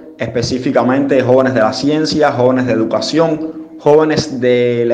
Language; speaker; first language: Spanish; native; Spanish